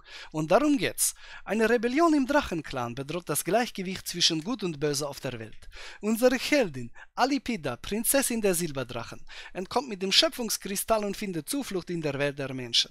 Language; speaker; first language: German; native; German